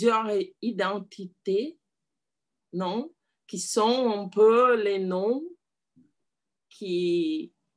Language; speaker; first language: French; non-native, learner; Portuguese